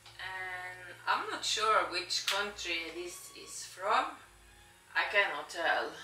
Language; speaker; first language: English; non-native, learner; Norwegian